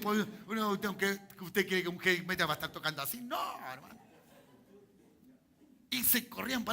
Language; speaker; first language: Spanish; native; Spanish